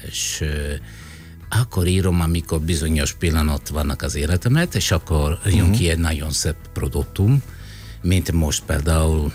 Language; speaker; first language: Hungarian; non-native, fluent; Italian